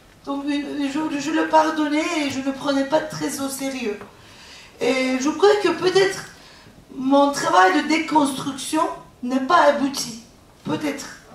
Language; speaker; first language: French; non-native, fluent; Turkish